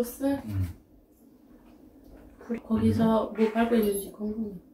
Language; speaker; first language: Korean; non-native, fluent; French